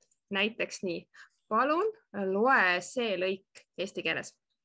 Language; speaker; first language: Estonian; native; Estonian